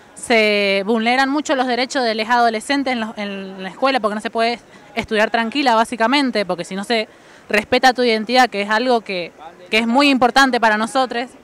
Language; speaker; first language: Spanish; native; Spanish